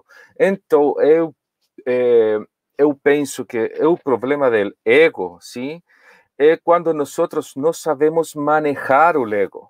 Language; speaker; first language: Portuguese; non-native, learner; Spanish